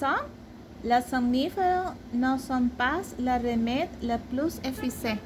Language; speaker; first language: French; non-native, learner; Spanish